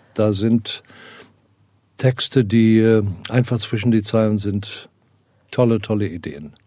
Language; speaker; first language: German; non-native, fluent; Afrikaans